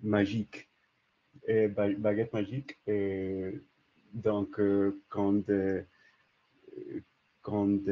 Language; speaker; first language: French; non-native, learner; English